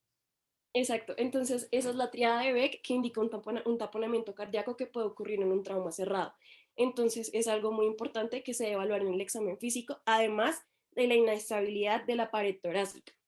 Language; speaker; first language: Spanish; native; Spanish